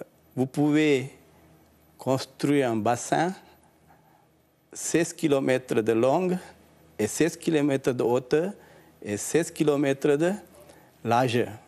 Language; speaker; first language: French; non-native, learner; Sinhala